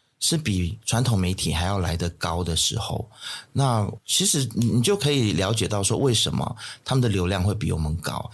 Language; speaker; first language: Chinese; native; Chinese